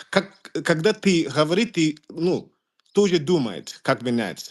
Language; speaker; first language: Russian; non-native, learner; Igbo